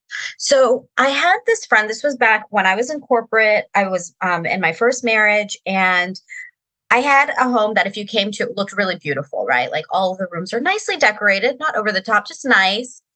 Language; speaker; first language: English; native; English